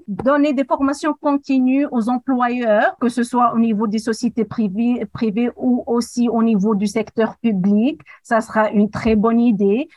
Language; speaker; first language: French; non-native, local second language; Arabic